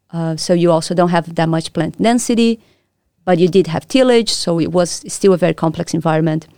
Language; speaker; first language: English; non-native, fluent; Portuguese